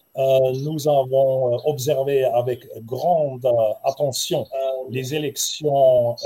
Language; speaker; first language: French; non-native, fluent; German